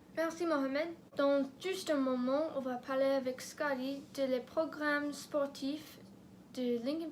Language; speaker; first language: French; non-native, learner; English